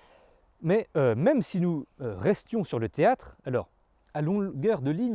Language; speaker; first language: French; native; French